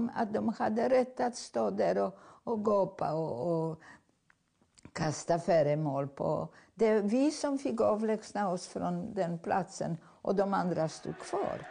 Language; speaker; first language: Swedish; non-native, fluent; Polish